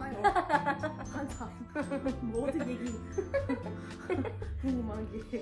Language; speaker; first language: Korean; non-native, learner; English